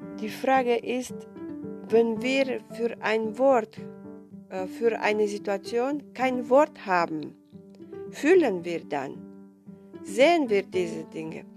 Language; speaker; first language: German; non-native, fluent; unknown